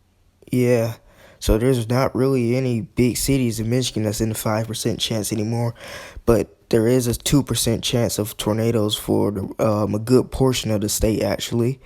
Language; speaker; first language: English; native; English